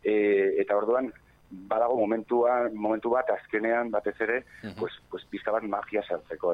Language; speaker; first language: Basque; non-native, local second language; Spanish